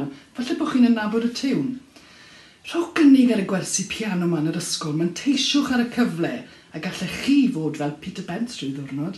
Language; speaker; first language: Welsh; native; Welsh